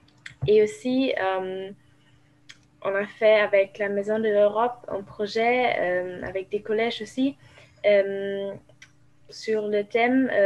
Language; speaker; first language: French; non-native, fluent; German